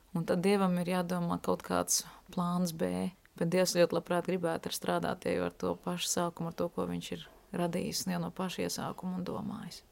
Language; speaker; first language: Latvian; native; Latvian